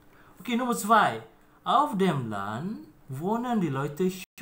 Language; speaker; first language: German; non-native, learner; Malay